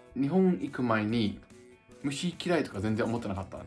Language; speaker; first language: Japanese; non-native, fluent; English